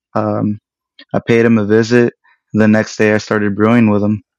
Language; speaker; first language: English; early bilingual, other home language; Spanish